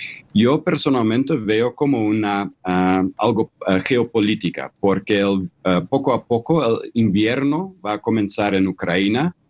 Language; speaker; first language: Spanish; non-native, fluent; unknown